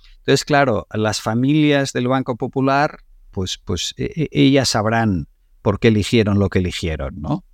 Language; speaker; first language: Spanish; non-native, local second language; Catalan